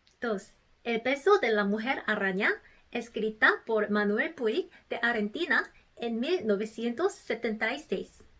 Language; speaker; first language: Spanish; non-native, learner; Korean